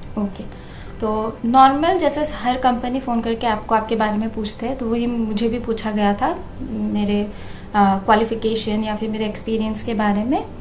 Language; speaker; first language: Hindi; non-native, local second language; Assamese